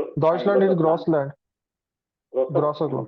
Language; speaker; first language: German; non-native, learner; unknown